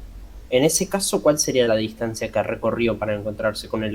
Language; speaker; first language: Spanish; native; Spanish